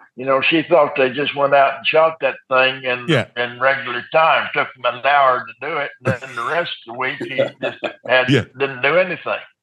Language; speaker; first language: English; native; English